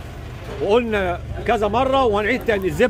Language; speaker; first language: Arabic; native; Arabic